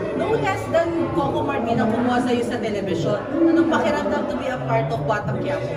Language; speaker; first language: Filipino; native; Filipino